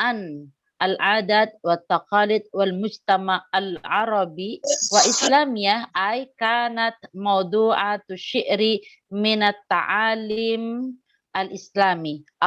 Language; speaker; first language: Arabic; non-native, learner; Indonesian